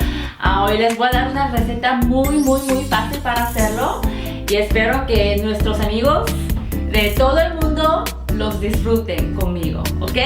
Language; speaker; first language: Spanish; non-native, fluent; Korean